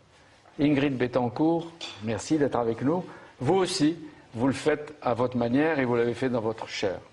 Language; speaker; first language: French; native; French